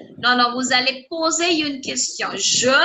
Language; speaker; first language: French; non-native, fluent; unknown